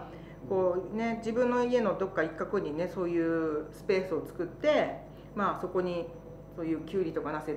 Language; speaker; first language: Japanese; native; Japanese